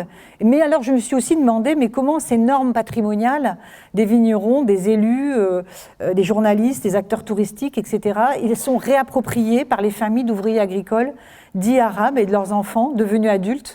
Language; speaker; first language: French; native; French